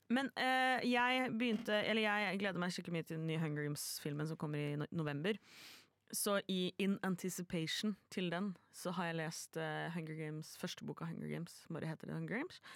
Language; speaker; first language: Norwegian; native; Norwegian